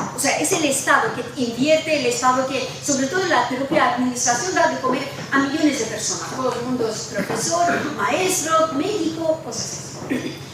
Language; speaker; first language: Spanish; non-native, fluent; Persian